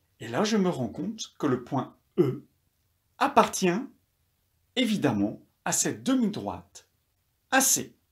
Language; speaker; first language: French; native; French